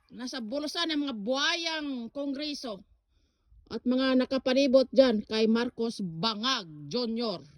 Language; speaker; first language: Filipino; non-native, local second language; Cebuano